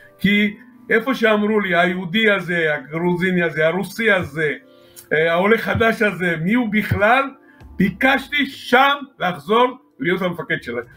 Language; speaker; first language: Hebrew; non-native, fluent; Georgian